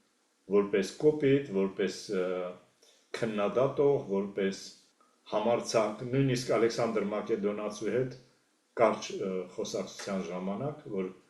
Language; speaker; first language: Armenian; native; Armenian